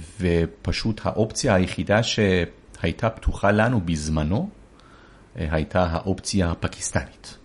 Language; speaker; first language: Hebrew; early bilingual, other home language; Persian